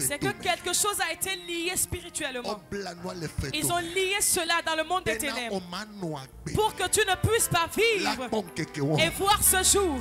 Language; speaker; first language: French; non-native, local second language; Ewe